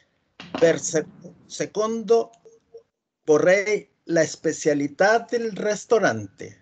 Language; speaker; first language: Italian; non-native, learner; Spanish